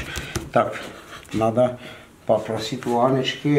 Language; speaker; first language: Russian; non-native, fluent; Armenian